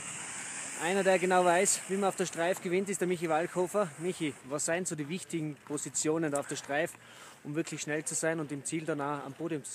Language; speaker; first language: German; native; German